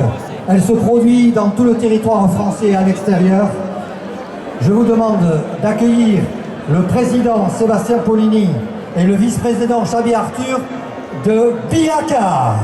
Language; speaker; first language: French; native; French